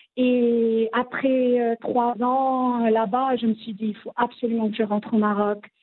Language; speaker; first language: French; non-native, local second language; Arabic